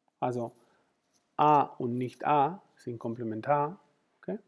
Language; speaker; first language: German; non-native, fluent; Spanish